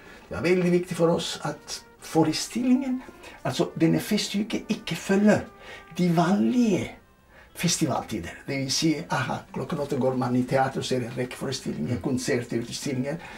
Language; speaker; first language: Norwegian; non-native, fluent; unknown